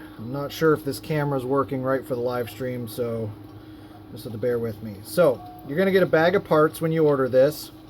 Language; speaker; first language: English; native; English